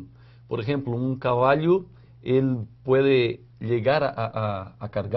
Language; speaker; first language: Spanish; non-native, fluent; Portuguese